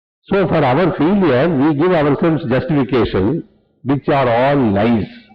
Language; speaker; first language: English; non-native, local second language; Tamil